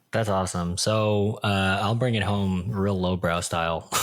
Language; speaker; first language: English; native; English